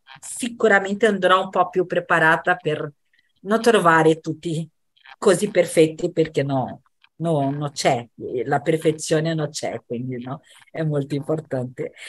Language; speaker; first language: Italian; non-native, fluent; Portuguese